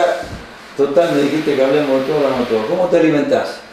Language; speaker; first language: Spanish; native; Spanish